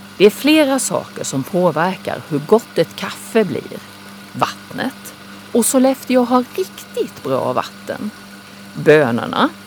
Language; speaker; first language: Swedish; native; Swedish